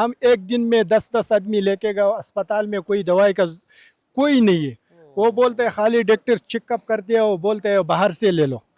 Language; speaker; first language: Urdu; non-native, local second language; Pashto